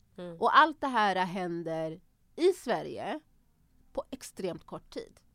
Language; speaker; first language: Swedish; early bilingual, other home language; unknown